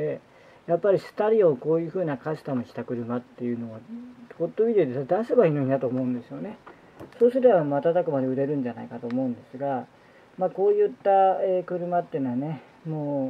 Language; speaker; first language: Japanese; native; Japanese